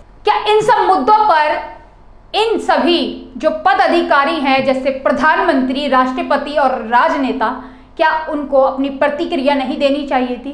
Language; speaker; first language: Hindi; native; Hindi